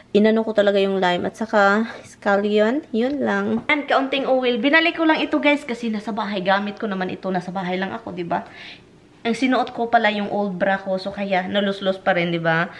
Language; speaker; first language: Filipino; non-native, local second language; Cebuano